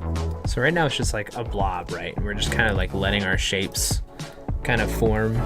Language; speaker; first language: English; native; English